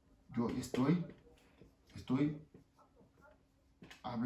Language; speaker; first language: Spanish; non-native, fluent; Wolof